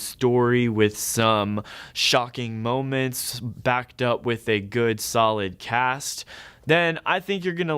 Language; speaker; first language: English; native; English